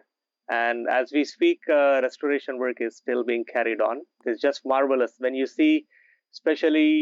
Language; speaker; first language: English; non-native, local second language; Urdu